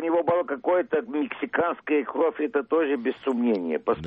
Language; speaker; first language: Russian; early bilingual, heritage; Russian